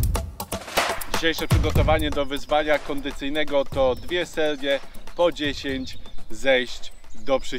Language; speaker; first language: Polish; native; Polish